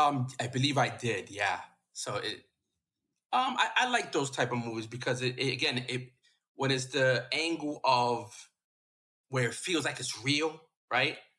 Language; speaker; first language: English; native; English